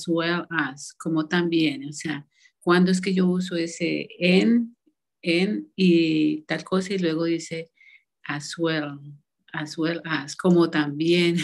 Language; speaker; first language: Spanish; native; Spanish